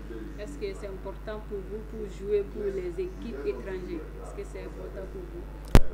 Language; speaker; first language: French; non-native, learner; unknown